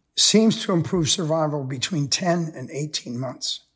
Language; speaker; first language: English; native; English